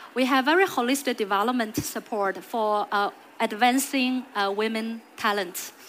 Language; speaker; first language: English; non-native, fluent; Chinese